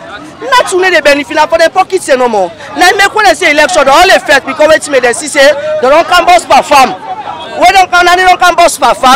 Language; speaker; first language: English; non-native, local second language; Krio